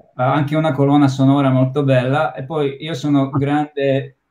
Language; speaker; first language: Italian; non-native, fluent; Croatian